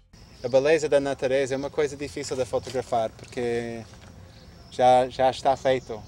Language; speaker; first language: Portuguese; non-native, fluent; English